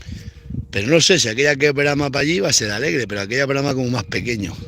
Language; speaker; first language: Spanish; native; Spanish